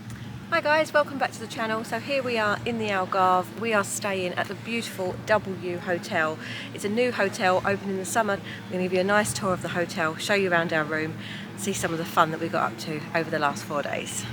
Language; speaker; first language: English; native; English